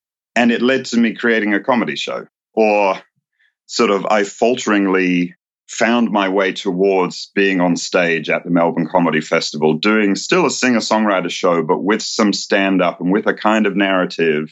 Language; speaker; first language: English; native; English